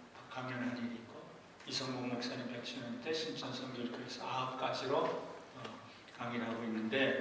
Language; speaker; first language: Korean; native; Korean